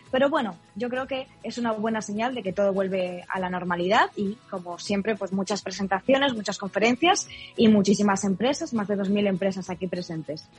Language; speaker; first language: Spanish; native; Spanish